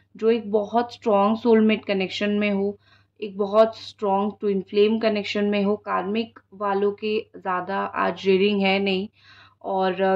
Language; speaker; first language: Hindi; non-native, local second language; Odia